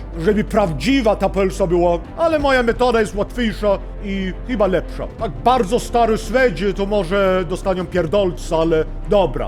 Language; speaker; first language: Polish; non-native, learner; Swedish